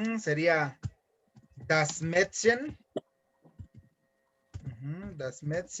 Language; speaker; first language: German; non-native, fluent; Spanish